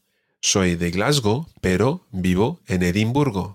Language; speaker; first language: Spanish; non-native, fluent; English